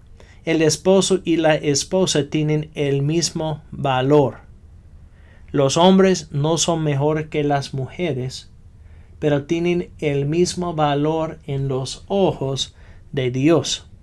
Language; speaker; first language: Spanish; non-native, fluent; English